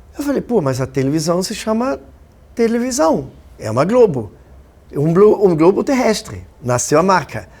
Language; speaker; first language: Portuguese; non-native, fluent; German